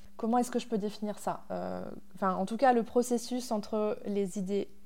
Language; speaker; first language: French; native; French